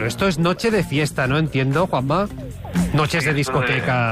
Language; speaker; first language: Spanish; native; Spanish